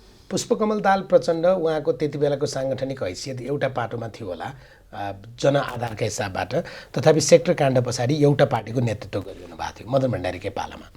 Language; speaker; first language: Nepali; native; Nepali